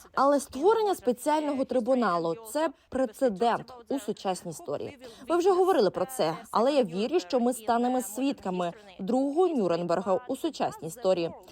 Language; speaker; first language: Ukrainian; native; Ukrainian